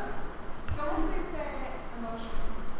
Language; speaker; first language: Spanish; early bilingual, heritage; English